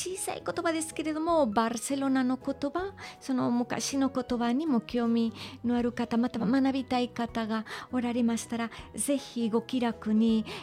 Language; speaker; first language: Japanese; non-native, fluent; Catalan